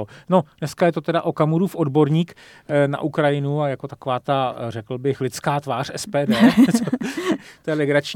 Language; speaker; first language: Czech; native; Czech